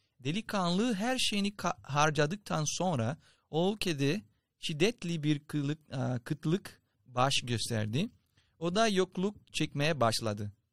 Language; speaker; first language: Turkish; non-native, fluent; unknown